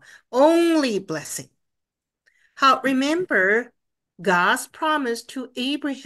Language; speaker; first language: English; non-native, fluent; Chinese